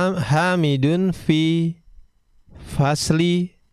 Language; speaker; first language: Arabic; non-native, learner; Indonesian